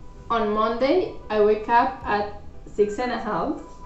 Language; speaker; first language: English; non-native, fluent; Spanish